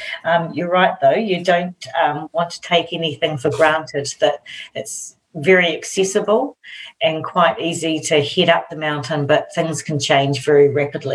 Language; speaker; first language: English; native; English